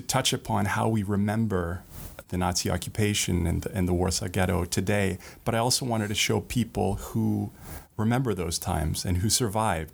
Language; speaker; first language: English; native; English